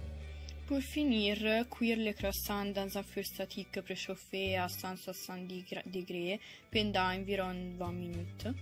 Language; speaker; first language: French; non-native, learner; Italian